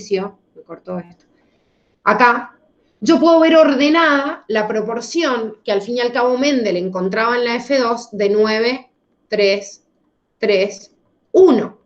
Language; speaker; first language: Spanish; native; Spanish